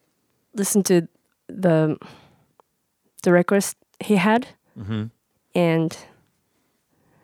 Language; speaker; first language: English; non-native, learner; Japanese